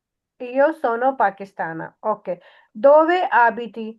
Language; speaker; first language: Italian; non-native, learner; Urdu